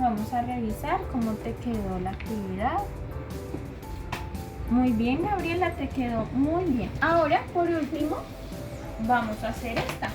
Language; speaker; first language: Spanish; native; Spanish